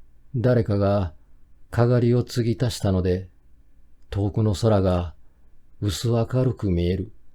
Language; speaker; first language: Japanese; native; Japanese